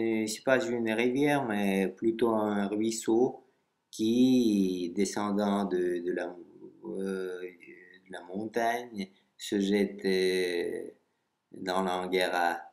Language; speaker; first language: French; non-native, fluent; Russian